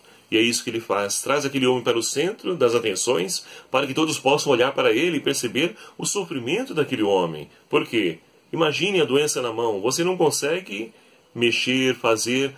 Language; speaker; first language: Portuguese; native; Portuguese